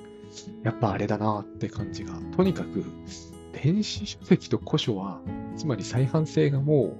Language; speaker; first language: Japanese; native; Japanese